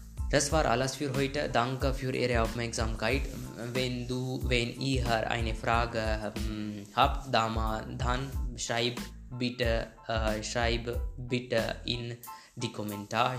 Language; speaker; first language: German; non-native, learner; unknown